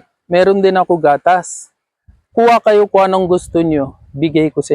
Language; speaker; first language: Filipino; non-native, learner; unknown